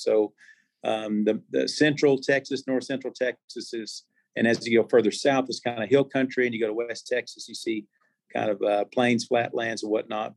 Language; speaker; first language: English; native; English